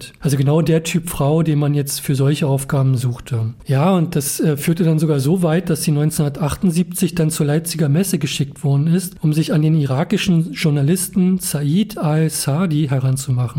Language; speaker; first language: German; native; German